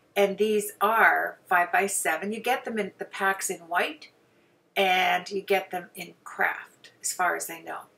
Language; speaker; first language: English; native; English